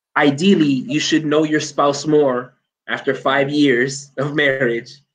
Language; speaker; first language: English; native; English